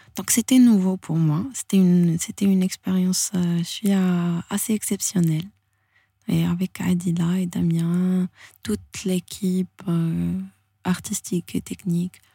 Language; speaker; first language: French; non-native, local second language; Arabic